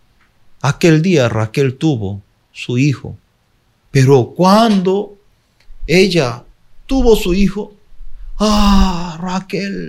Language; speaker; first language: Spanish; non-native, fluent; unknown